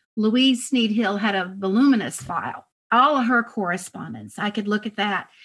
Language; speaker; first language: English; native; English